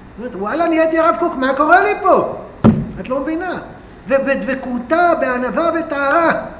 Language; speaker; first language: Hebrew; native; Hebrew